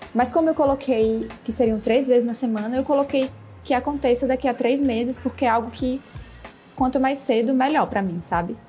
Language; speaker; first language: Portuguese; native; Portuguese